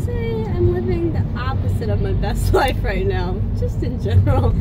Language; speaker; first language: English; native; English